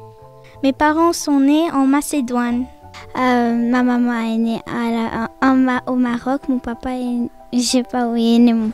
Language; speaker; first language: French; early bilingual, heritage; French